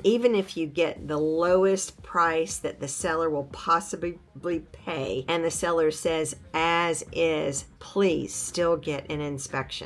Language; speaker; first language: English; native; English